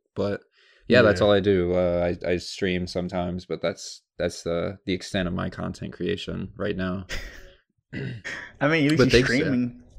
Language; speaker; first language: English; native; English